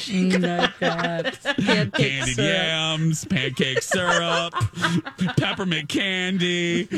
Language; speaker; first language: English; native; English